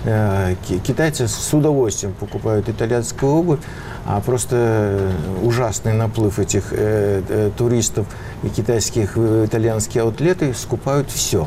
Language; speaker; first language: Russian; native; Russian